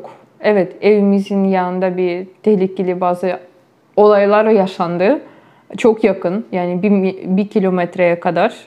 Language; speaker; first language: Turkish; non-native, fluent; Ukrainian